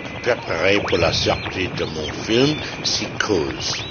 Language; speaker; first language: French; non-native, learner; English